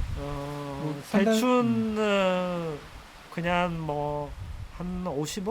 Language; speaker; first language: Korean; non-native, fluent; Russian